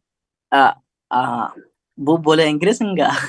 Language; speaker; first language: Indonesian; non-native, learner; Arabic